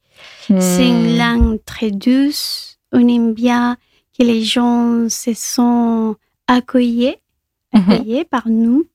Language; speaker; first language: French; non-native, local second language; Spanish